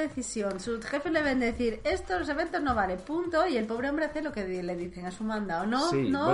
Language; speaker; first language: Spanish; native; Spanish